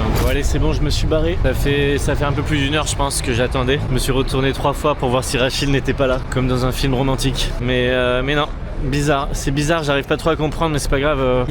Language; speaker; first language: French; native; French